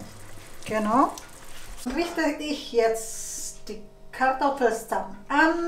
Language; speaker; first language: German; non-native, learner; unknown